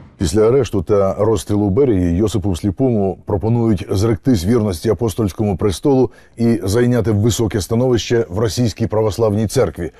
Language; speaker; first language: Ukrainian; native; Ukrainian